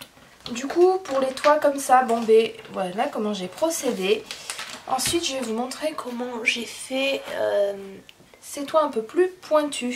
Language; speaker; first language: French; native; French